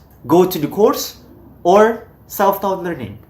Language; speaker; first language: English; non-native, fluent; Indonesian